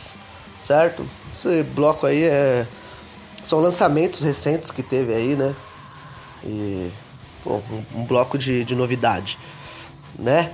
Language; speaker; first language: Portuguese; native; Portuguese